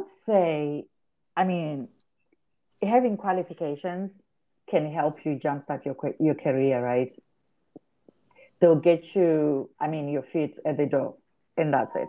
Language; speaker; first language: English; non-native, local second language; Shona